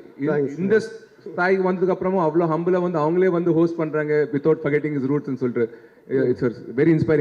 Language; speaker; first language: Tamil; non-native, local second language; Telugu